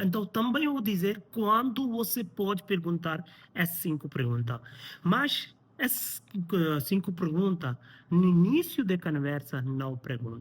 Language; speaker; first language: Portuguese; non-native, learner; Hindi